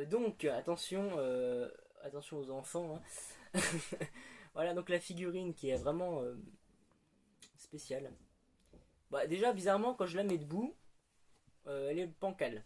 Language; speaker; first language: French; native; French